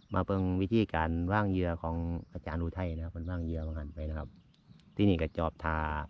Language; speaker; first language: Thai; native; Thai